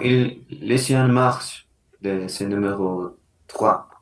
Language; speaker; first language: French; non-native, learner; Spanish